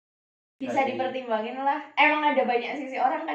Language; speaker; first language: Indonesian; native; Indonesian